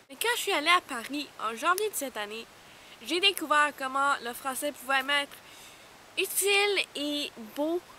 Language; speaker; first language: French; non-native, local second language; English